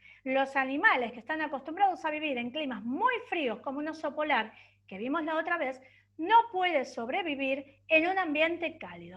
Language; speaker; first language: Spanish; native; Spanish